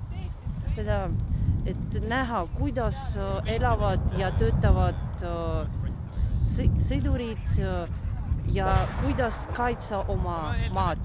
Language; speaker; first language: Estonian; non-native, local second language; Russian